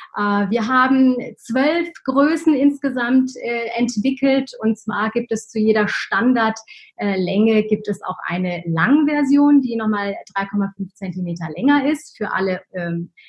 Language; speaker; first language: German; early bilingual, other home language; Arabic